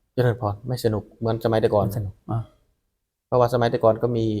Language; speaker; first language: Thai; non-native, local second language; Khmer